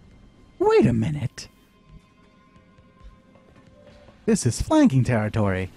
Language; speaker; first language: English; native; English